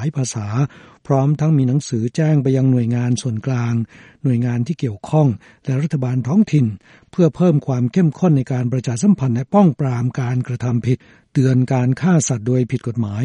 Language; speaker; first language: Thai; native; Thai